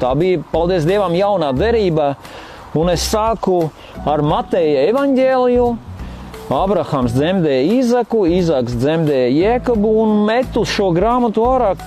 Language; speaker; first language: Latvian; non-native, fluent; Armenian